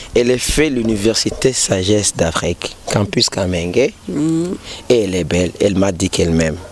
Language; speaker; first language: French; non-native, local second language; Rundi